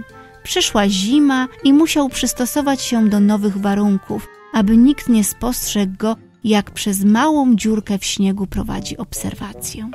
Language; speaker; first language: Polish; native; Polish